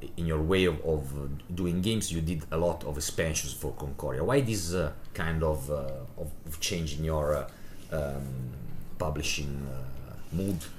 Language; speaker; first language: English; non-native, fluent; Italian